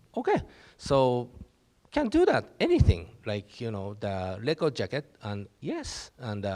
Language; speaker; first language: English; non-native, learner; Japanese